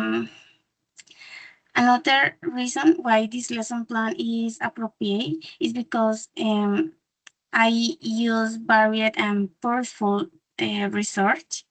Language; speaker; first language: English; non-native, learner; Spanish